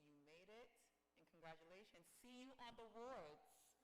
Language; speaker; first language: English; native; English